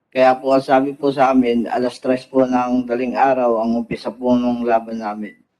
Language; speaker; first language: Filipino; native; Filipino